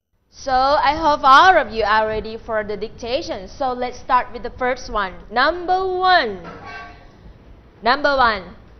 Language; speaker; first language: English; non-native, fluent; Thai